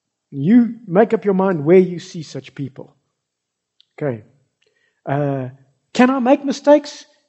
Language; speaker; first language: English; non-native, local second language; Afrikaans